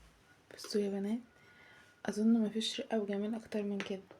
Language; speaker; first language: Arabic; native; Arabic